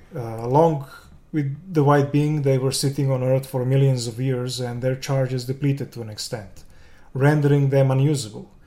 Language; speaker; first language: English; non-native, fluent; Serbian